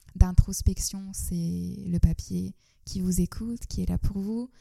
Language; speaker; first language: French; non-native, fluent; Turkish